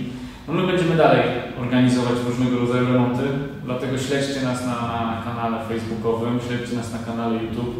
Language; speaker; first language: Polish; native; Polish